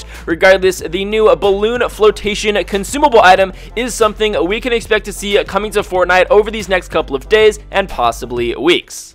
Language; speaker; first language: English; native; English